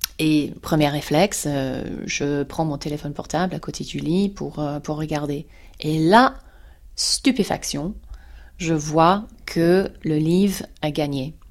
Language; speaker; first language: French; non-native, fluent; English